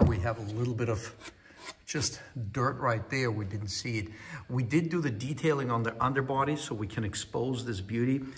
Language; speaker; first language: English; non-native, fluent; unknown